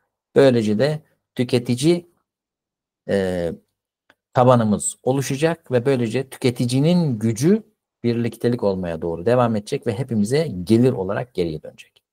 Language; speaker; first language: Turkish; native; Turkish